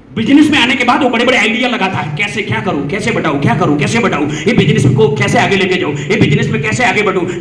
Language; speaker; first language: Hindi; non-native, local second language; Gujarati